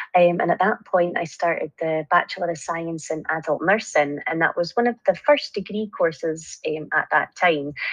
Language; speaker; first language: English; native; English